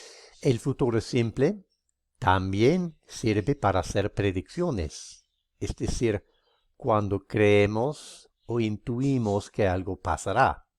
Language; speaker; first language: Spanish; non-native, fluent; English